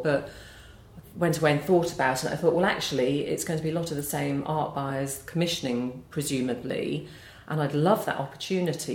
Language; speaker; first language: English; native; English